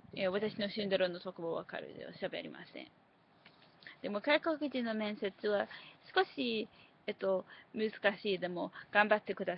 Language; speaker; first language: Japanese; non-native, learner; English